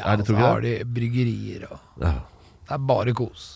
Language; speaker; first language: Norwegian; native; Norwegian